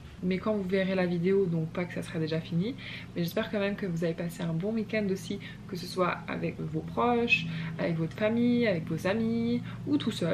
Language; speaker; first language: French; native; French